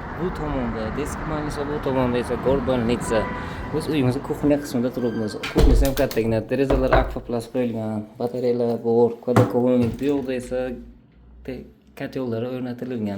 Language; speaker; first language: Uzbek; native; Uzbek